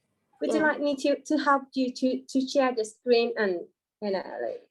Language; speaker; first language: English; non-native, fluent; Thai